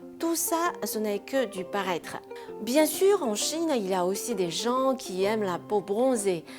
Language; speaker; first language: French; non-native, fluent; Chinese